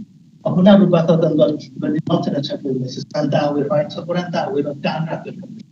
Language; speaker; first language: Welsh; native; Welsh